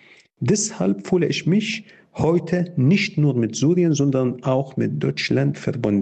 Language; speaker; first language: German; non-native, fluent; Arabic